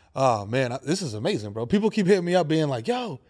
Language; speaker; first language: English; native; English